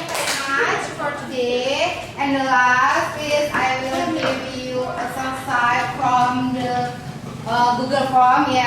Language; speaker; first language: English; non-native, learner; Indonesian